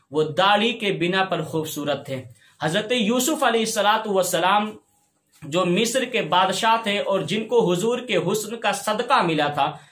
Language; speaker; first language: Urdu; native; Urdu